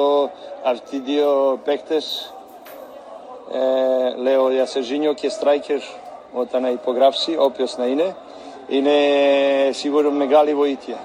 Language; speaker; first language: Greek; non-native, learner; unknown